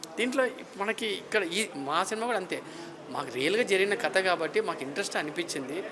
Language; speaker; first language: Telugu; native; Telugu